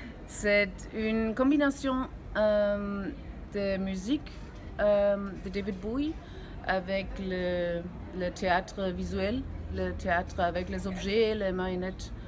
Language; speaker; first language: French; non-native, learner; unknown